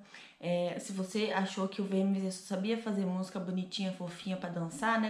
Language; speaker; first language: Portuguese; native; Portuguese